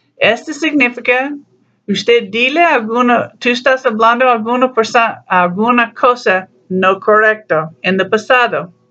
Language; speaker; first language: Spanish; non-native, learner; English